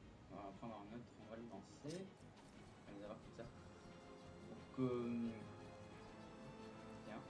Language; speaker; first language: French; native; French